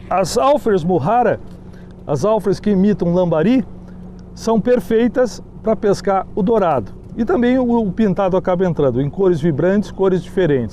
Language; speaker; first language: Portuguese; native; Portuguese